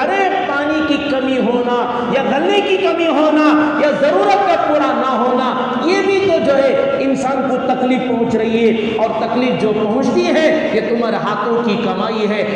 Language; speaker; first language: Urdu; native; Urdu